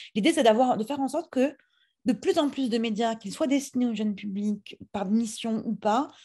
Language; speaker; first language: French; native; French